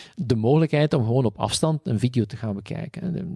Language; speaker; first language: Dutch; native; Dutch